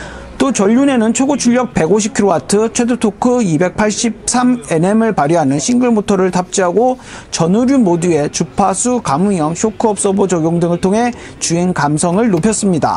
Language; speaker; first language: Korean; native; Korean